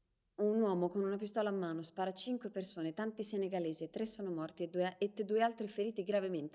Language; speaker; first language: Italian; non-native, learner; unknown